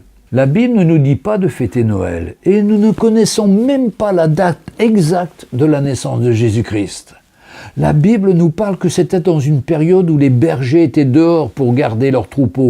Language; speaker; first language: French; native; French